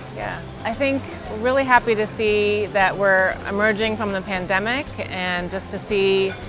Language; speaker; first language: English; native; English